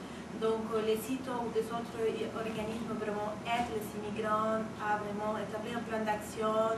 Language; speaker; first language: French; non-native, fluent; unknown